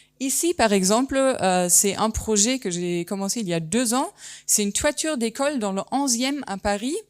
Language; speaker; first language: French; non-native, fluent; German